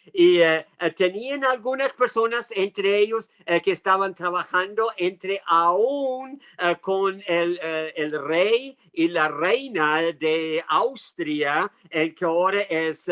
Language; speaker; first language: Spanish; non-native, fluent; English